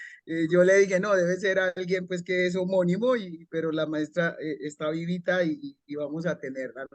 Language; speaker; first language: Spanish; native; Spanish